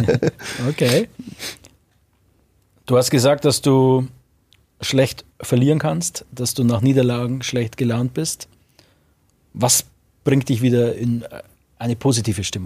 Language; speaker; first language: German; native; German